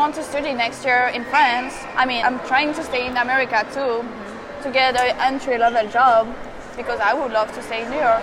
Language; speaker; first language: English; non-native, fluent; French